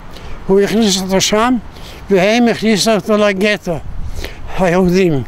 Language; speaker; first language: Hebrew; non-native, fluent; Yiddish